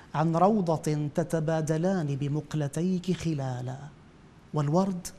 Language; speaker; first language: Arabic; native; Arabic